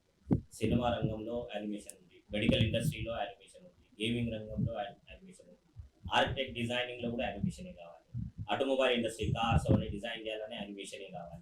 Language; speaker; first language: Telugu; native; Telugu